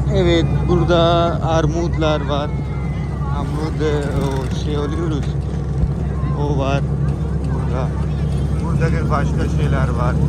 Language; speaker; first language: Turkish; non-native, learner; Punjabi